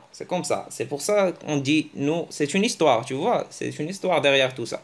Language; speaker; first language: French; early bilingual, other home language; Arabic